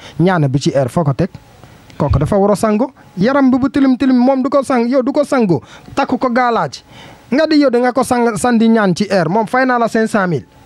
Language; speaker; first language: Wolof; non-native, learner; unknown